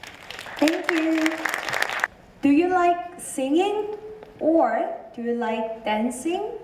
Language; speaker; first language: English; non-native, learner; Korean